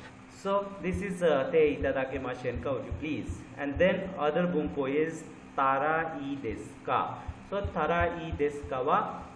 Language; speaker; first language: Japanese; non-native, fluent; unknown